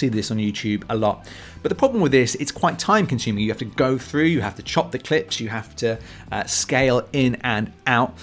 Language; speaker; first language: English; native; English